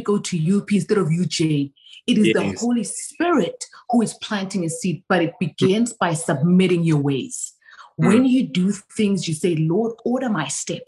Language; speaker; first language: English; non-native, local second language; Zulu